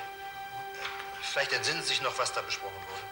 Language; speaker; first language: German; native; German